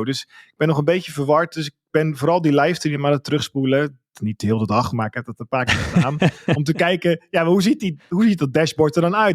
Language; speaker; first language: Dutch; native; Dutch